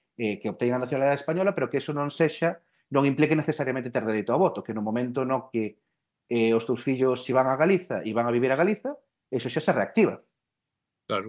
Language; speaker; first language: Galician; native; Galician